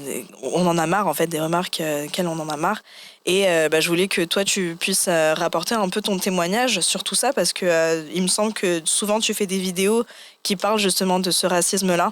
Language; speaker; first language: French; early bilingual, other home language; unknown